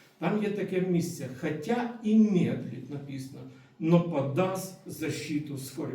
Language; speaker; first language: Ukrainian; non-native, local second language; Russian